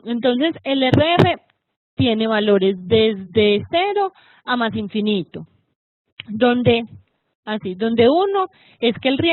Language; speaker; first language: Spanish; native; Spanish